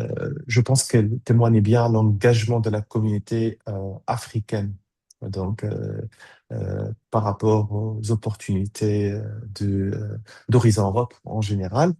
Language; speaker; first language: French; native; French